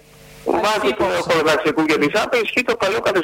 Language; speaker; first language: Greek; native; Greek